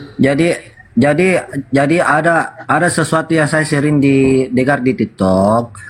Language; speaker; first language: Indonesian; non-native, local second language; Buginese